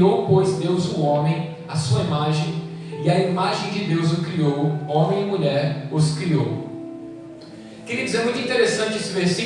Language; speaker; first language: Portuguese; native; Portuguese